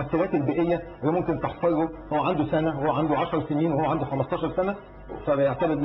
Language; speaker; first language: Arabic; native; Arabic